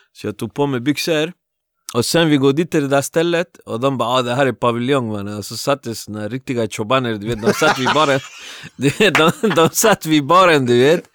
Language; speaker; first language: Swedish; early bilingual, other home language; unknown